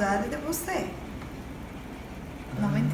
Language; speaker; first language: Portuguese; non-native, learner; Spanish